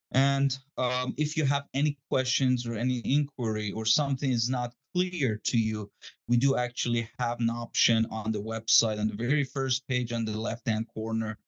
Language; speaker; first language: English; non-native, fluent; Persian